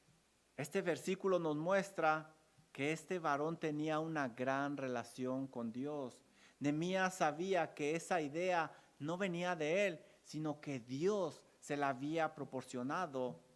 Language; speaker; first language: Spanish; native; Spanish